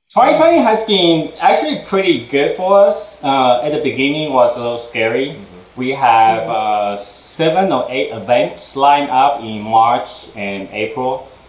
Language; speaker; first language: English; early bilingual, other home language; Chinese